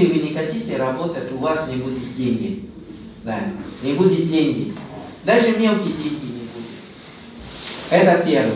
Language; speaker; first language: Russian; non-native, learner; Thai